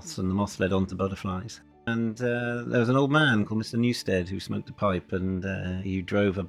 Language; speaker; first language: English; native; English